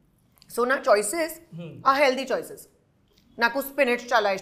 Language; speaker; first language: Telugu; non-native, local second language; Hindi